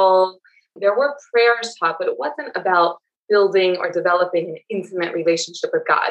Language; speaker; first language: English; native; English